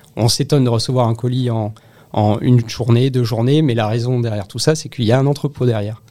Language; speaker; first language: French; native; French